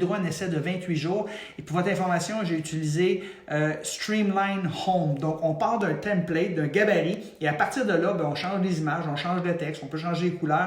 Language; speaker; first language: French; native; French